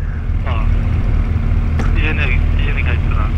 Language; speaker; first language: Japanese; non-native, learner; Mongolian